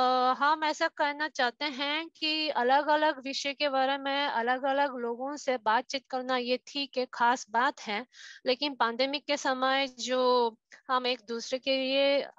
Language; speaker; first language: Hindi; non-native, fluent; Japanese